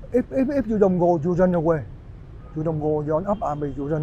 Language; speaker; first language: English; non-native, learner; Vietnamese